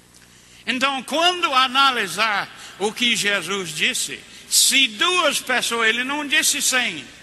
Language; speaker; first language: Portuguese; non-native, fluent; English